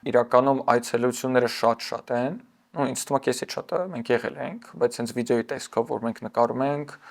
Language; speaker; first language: Armenian; early bilingual, heritage; Armenian